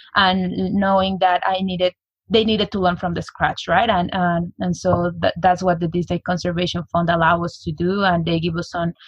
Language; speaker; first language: English; non-native, fluent; Spanish